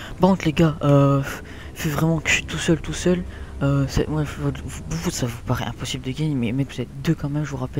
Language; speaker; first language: French; native; French